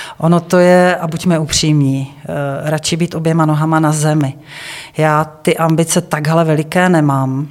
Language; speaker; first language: Czech; native; Czech